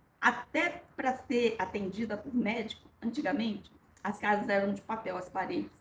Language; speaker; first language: Portuguese; early bilingual, other home language; Korean